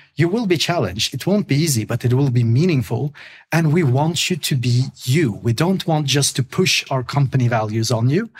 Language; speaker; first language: English; non-native, fluent; Swedish